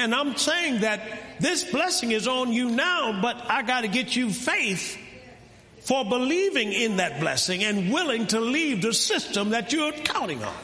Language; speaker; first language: English; native; English